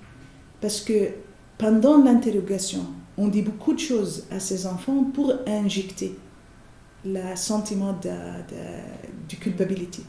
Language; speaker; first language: French; non-native, fluent; Arabic